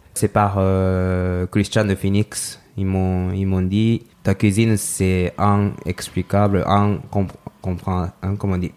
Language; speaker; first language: French; non-native, fluent; Japanese